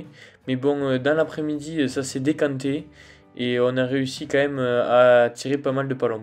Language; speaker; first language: French; native; French